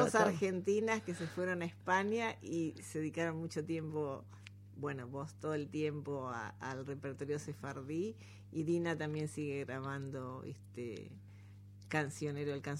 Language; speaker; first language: Spanish; native; Spanish